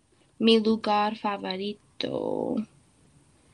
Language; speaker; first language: Spanish; non-native, learner; English